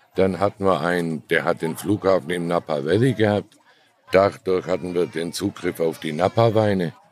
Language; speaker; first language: German; native; German